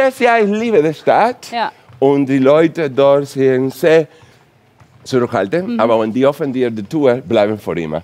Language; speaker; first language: German; non-native, fluent; Spanish